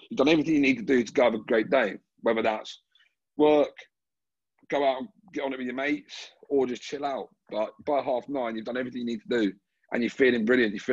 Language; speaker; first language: English; native; English